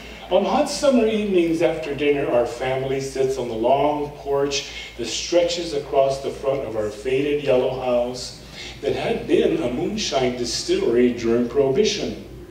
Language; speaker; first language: English; early bilingual, other home language; Spanish